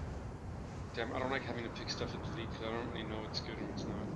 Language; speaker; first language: English; native; English